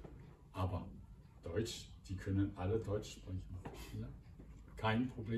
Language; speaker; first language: German; non-native, fluent; Danish